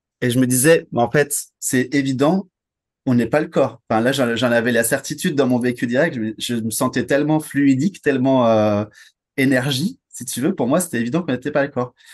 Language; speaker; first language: French; native; French